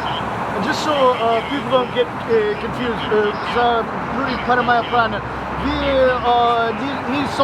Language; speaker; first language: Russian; non-native, learner; English